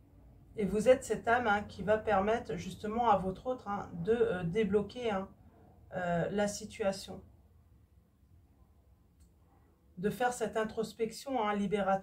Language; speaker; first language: French; native; French